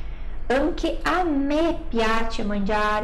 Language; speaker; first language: Italian; non-native, fluent; Portuguese